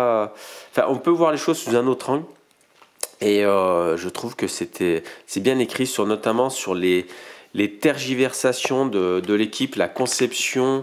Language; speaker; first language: French; native; French